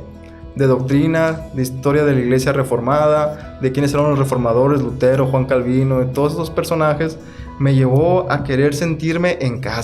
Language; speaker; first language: Spanish; native; Spanish